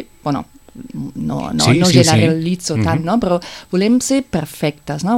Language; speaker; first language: Catalan; non-native, fluent; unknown